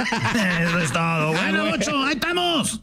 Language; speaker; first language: Spanish; native; Spanish